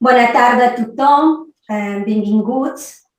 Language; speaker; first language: Catalan; non-native, fluent; Spanish